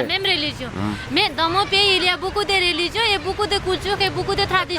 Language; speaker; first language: French; non-native, fluent; Nepali